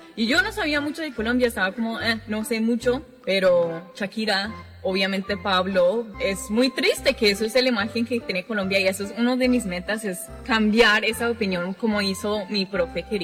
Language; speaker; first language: Spanish; non-native, fluent; English